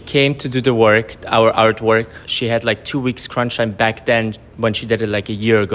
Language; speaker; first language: English; non-native, fluent; German